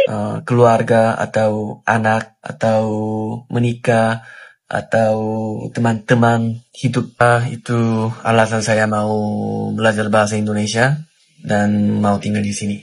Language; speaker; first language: Indonesian; non-native, learner; Korean